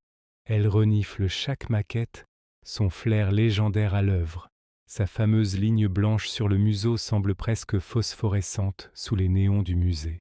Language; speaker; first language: French; native; French